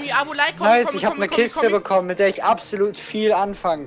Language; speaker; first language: German; native; German